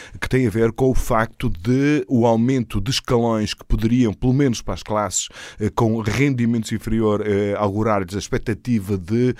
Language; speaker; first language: Portuguese; native; Portuguese